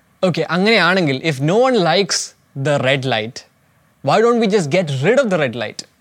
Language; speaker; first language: English; non-native, local second language; Malayalam